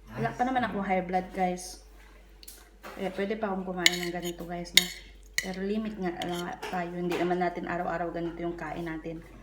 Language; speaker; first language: Filipino; non-native, local second language; Cebuano